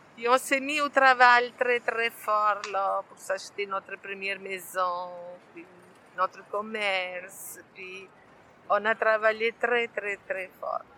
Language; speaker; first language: French; non-native, fluent; Italian